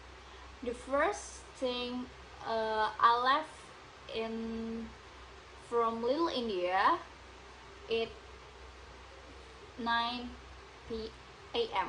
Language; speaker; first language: English; non-native, learner; Indonesian